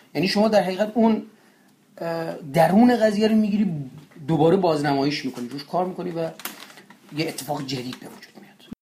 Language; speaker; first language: Persian; non-native, local second language; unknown